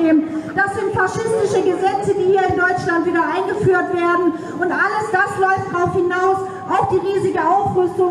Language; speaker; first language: German; native; German